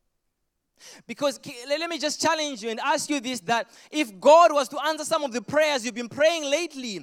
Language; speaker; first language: English; non-native, local second language; Shona